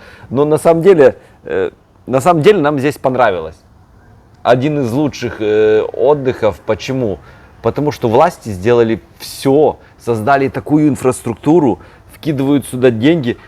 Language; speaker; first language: Russian; native; Russian